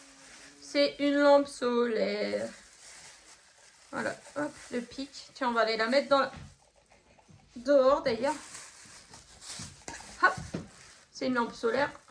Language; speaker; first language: French; native; French